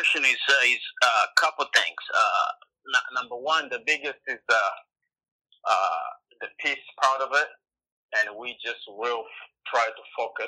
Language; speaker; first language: English; non-native, local second language; Swahili